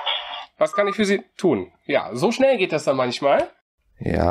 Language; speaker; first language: German; native; German